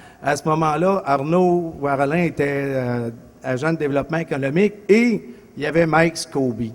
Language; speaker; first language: French; native; French